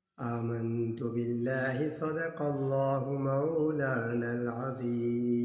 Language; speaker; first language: Urdu; non-native, local second language; Sindhi